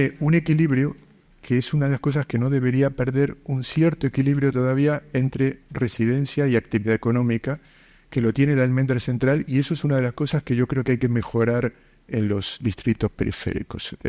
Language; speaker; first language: Spanish; native; Spanish